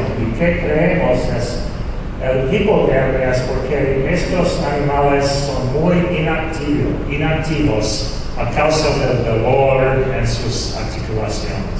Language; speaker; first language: Spanish; non-native, fluent; English